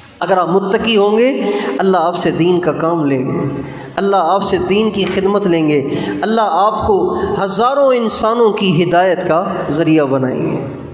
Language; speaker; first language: Urdu; non-native, local second language; Sindhi